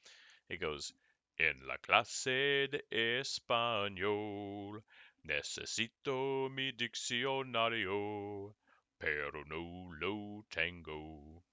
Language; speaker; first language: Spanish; non-native, fluent; English